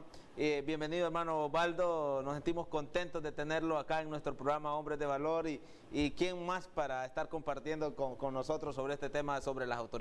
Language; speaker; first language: Spanish; native; Spanish